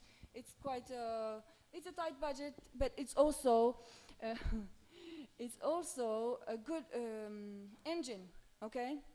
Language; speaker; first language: English; non-native, fluent; Romanian